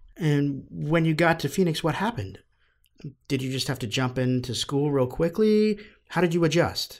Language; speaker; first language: English; native; English